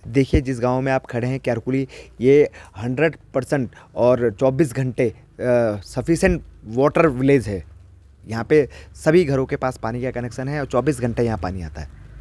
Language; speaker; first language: Hindi; native; Hindi